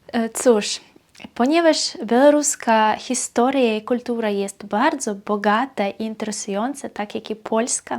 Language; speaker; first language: Polish; non-native, fluent; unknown